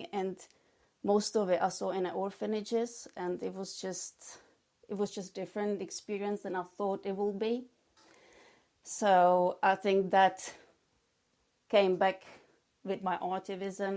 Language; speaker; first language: English; non-native, fluent; Czech